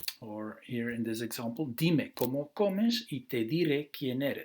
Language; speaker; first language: Spanish; non-native, fluent; Dutch